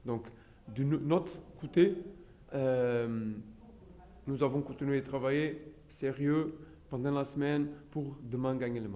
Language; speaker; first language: French; non-native, fluent; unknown